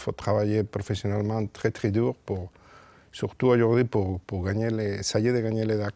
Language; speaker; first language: French; non-native, fluent; Spanish